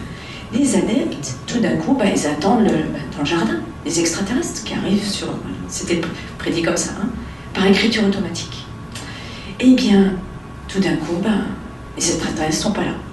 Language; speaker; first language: French; native; French